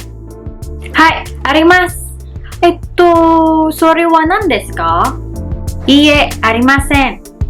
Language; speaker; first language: Japanese; non-native, learner; Filipino